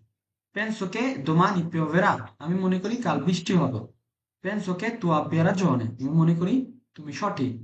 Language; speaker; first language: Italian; non-native, fluent; Bangla